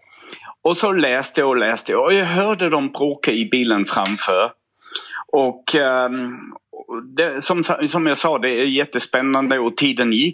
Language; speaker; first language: Swedish; non-native, fluent; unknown